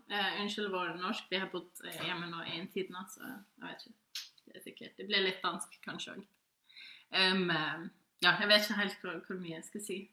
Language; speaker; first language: Norwegian; non-native, fluent; Faroese